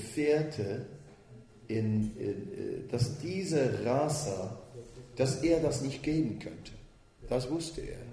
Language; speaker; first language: German; non-native, fluent; Dutch